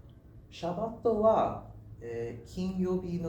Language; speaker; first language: Japanese; non-native, learner; English